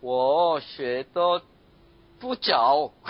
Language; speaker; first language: Chinese; non-native, learner; Korean